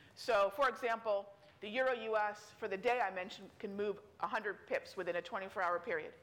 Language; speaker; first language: English; native; English